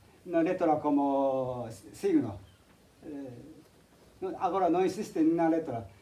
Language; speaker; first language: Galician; non-native, fluent; Japanese